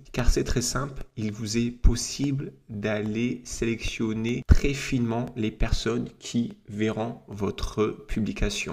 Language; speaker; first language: French; native; French